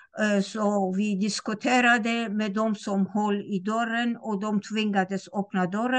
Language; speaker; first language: Swedish; non-native, fluent; Persian